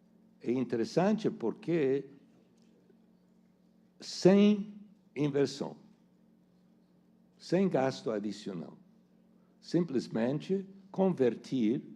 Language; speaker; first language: Portuguese; non-native, fluent; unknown